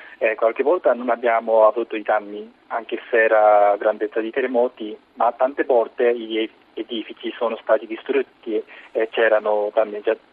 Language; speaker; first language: Italian; non-native, learner; Japanese